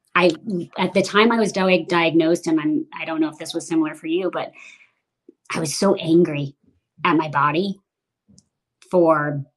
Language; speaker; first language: English; native; English